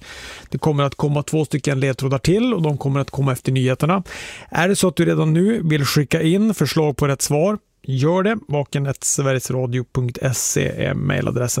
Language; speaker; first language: Swedish; native; Swedish